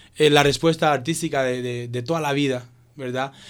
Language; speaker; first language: Spanish; native; Spanish